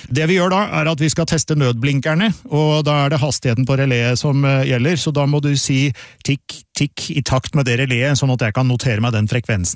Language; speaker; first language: Norwegian; native; Norwegian